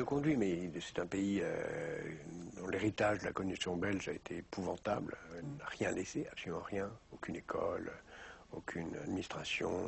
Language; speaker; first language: French; native; French